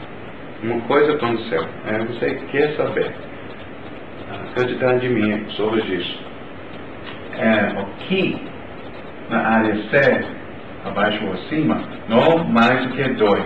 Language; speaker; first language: Portuguese; non-native, learner; English